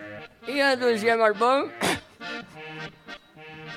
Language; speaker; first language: French; native; French